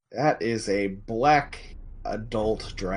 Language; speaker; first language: English; native; English